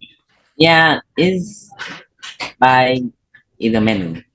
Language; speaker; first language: English; non-native, learner; Vietnamese